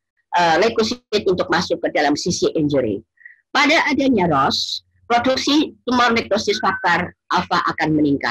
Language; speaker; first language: Indonesian; native; Indonesian